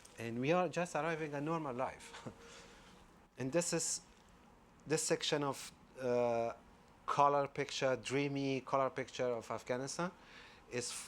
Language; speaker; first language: English; non-native, fluent; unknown